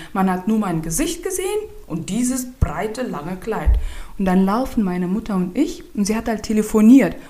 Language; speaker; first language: German; non-native, fluent; Turkmen